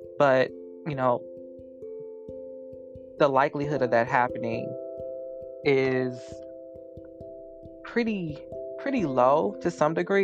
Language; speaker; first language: English; native; English